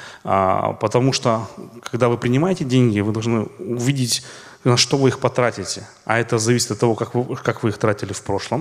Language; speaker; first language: Russian; native; Russian